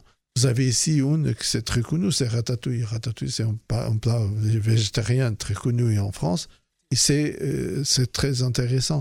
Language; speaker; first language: French; non-native, fluent; Portuguese